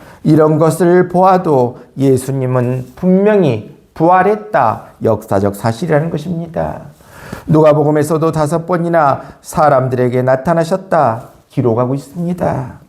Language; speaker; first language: Korean; native; Korean